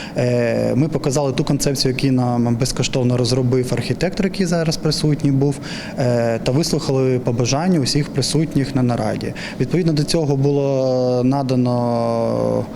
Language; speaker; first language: Ukrainian; native; Ukrainian